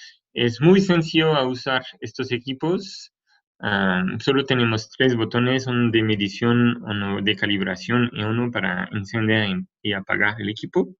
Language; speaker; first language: Spanish; non-native, fluent; French